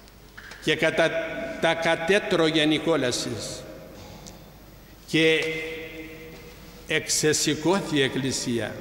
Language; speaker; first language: Greek; native; Greek